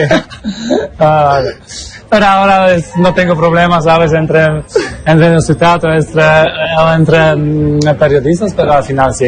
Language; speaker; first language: Spanish; non-native, fluent; Polish